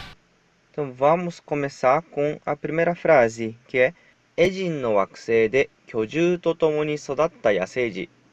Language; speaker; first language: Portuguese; non-native, fluent; Japanese